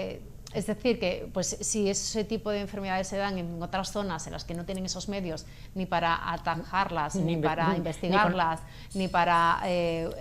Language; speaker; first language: Spanish; native; Spanish